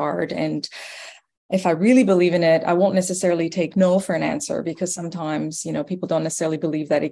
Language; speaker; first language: English; non-native, fluent; French